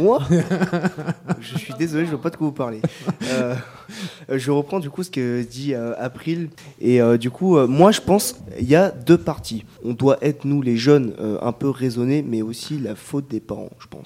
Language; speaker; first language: French; native; French